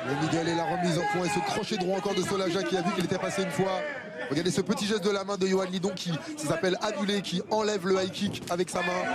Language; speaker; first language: French; native; French